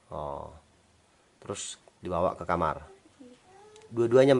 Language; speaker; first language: Indonesian; native; Indonesian